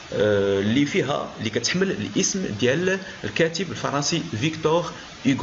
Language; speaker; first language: Arabic; native; Arabic